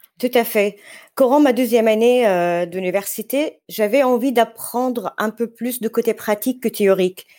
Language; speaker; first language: French; non-native, fluent; Arabic